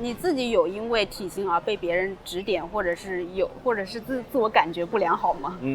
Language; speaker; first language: Chinese; native; Chinese